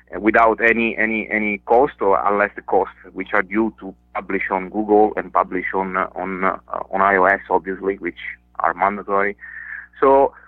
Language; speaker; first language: English; non-native, fluent; Italian